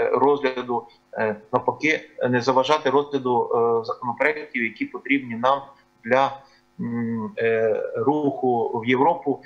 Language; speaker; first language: Ukrainian; native; Ukrainian